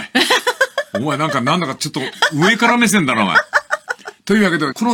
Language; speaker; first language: Japanese; native; Japanese